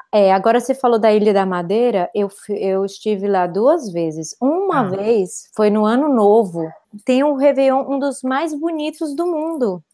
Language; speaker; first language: Portuguese; native; Portuguese